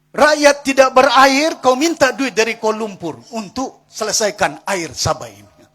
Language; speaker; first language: Malay; non-native, local second language; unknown